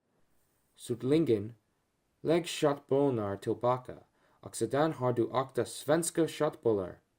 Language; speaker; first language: Swedish; non-native, learner; English